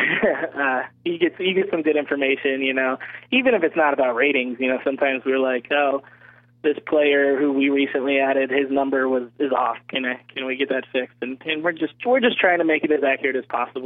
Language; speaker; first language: English; native; English